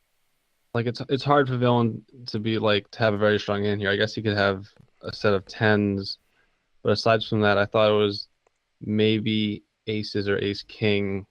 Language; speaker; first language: English; native; English